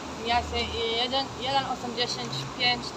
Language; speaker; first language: Polish; non-native, learner; Croatian